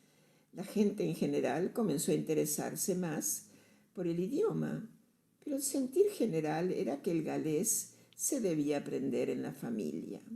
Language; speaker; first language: Spanish; native; Spanish